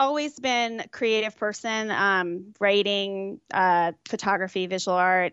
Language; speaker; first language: English; native; English